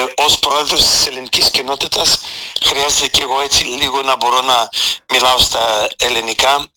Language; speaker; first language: Greek; early bilingual, heritage; Greek